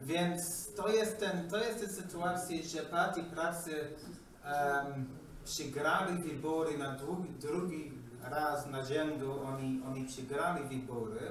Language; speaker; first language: Polish; non-native, learner; English